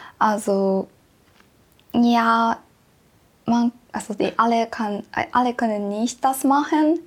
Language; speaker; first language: German; non-native, learner; Japanese